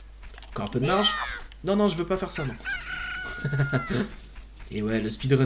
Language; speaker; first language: French; native; French